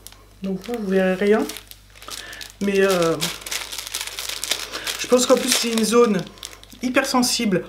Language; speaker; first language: French; native; French